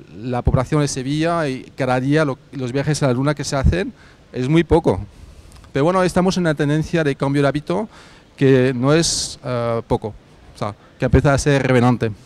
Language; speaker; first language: Spanish; non-native, fluent; French